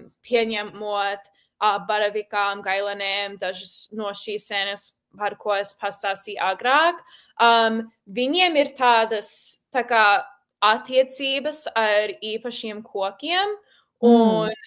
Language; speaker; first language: Latvian; early bilingual, heritage; Latvian